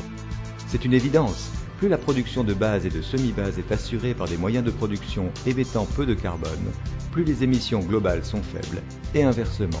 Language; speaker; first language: French; native; French